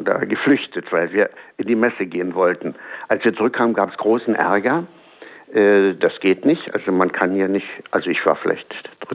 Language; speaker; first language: German; native; German